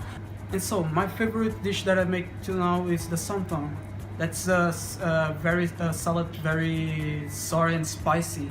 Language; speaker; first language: English; non-native, learner; Portuguese